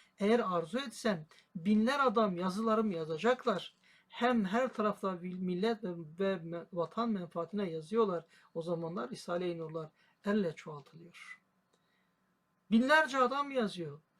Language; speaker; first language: Turkish; native; Turkish